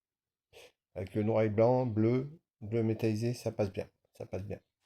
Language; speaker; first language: French; native; French